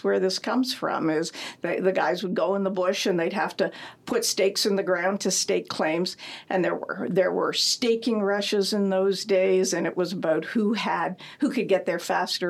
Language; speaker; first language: English; native; English